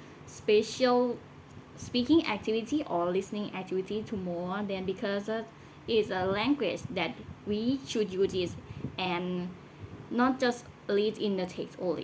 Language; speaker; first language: English; non-native, learner; Thai